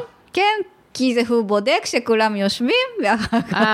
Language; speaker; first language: Hebrew; non-native, learner; Japanese